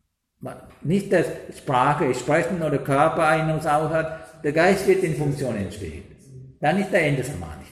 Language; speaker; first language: German; non-native, learner; Sinhala